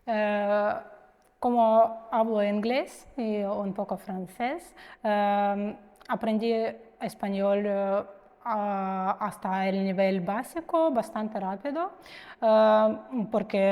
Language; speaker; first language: Spanish; non-native, fluent; Russian